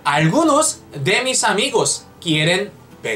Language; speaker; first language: Spanish; non-native, fluent; Korean